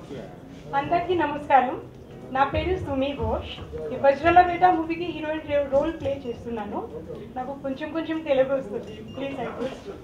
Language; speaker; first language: Telugu; non-native, learner; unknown